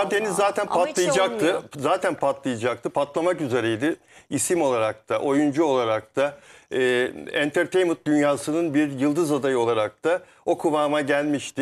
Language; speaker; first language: Turkish; native; Turkish